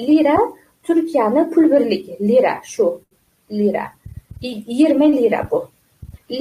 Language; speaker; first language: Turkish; non-native, fluent; Uzbek